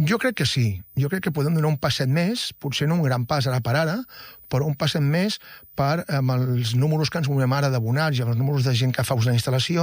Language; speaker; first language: Catalan; native; Catalan